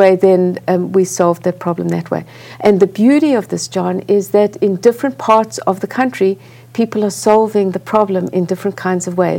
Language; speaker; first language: English; native; English